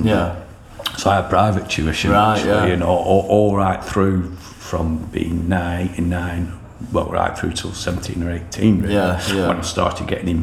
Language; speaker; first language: English; native; English